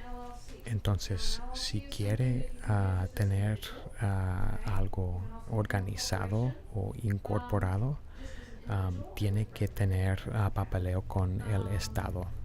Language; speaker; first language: Spanish; non-native, fluent; English